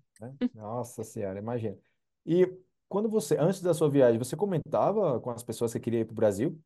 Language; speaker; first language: Portuguese; native; Portuguese